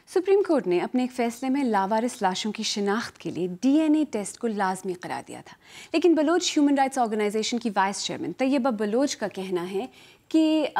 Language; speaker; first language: Urdu; native; Urdu